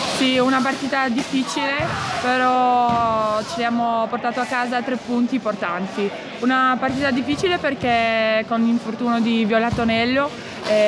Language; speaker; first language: Italian; non-native, fluent; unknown